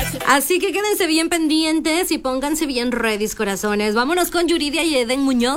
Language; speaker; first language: Spanish; native; Spanish